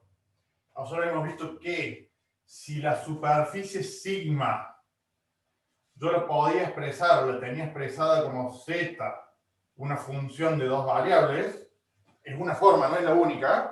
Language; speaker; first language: Spanish; native; Spanish